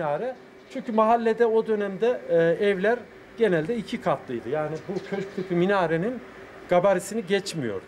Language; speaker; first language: Turkish; native; Turkish